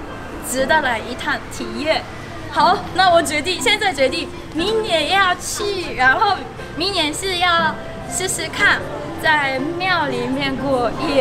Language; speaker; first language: Chinese; non-native, fluent; Japanese